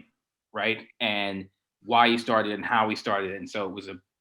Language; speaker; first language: English; native; English